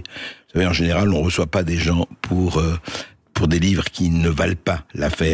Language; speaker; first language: French; native; French